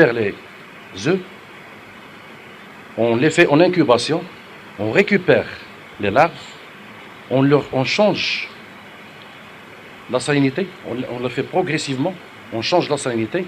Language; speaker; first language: French; non-native, local second language; Arabic